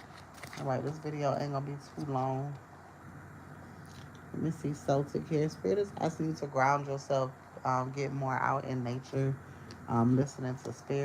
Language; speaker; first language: English; native; English